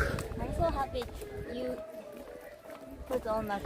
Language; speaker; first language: English; non-native, learner; Japanese